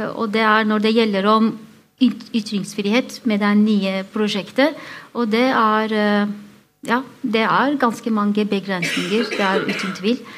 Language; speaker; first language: Norwegian; non-native, fluent; Turkish